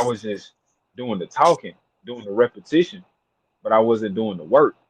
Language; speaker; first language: English; native; English